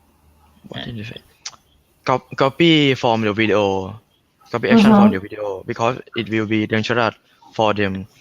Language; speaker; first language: English; non-native, learner; Thai